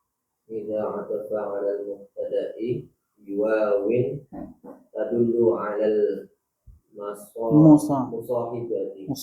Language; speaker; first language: Arabic; non-native, learner; Indonesian